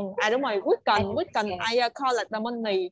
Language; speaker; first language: English; non-native, learner; Vietnamese